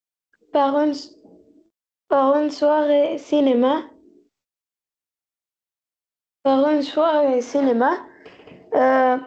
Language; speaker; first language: French; non-native, learner; Arabic